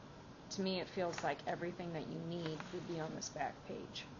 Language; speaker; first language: English; native; English